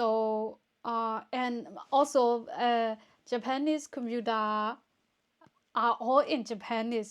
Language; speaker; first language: English; non-native, fluent; Burmese